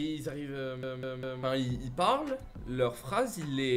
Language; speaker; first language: French; native; French